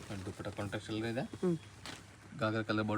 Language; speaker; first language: Kannada; non-native, local second language; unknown